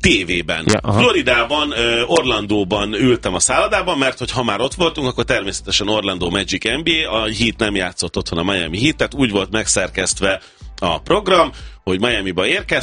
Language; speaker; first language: Hungarian; native; Hungarian